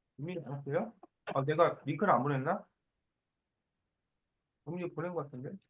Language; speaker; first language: Korean; native; Korean